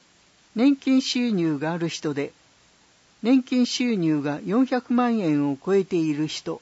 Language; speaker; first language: Japanese; native; Japanese